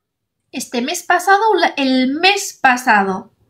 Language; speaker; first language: Spanish; non-native, fluent; Arabic